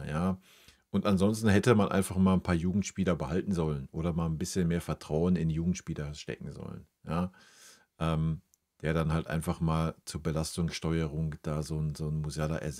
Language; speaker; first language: German; native; German